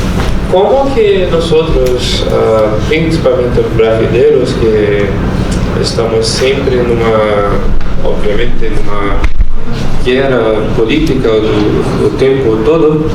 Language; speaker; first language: Spanish; non-native, learner; Portuguese